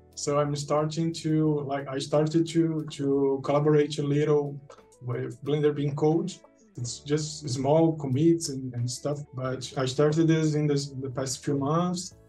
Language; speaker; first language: English; non-native, fluent; Portuguese